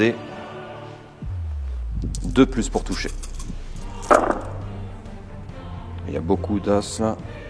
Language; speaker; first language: French; native; French